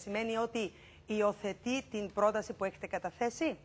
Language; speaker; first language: Greek; native; Greek